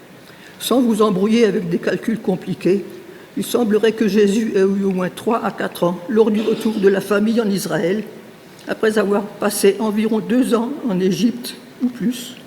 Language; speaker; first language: French; native; French